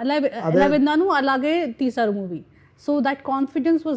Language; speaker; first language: Telugu; non-native, learner; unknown